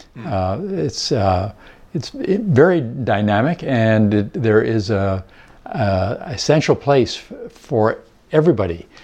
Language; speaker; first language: English; native; English